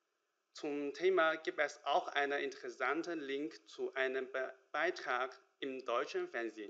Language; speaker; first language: German; non-native, learner; Chinese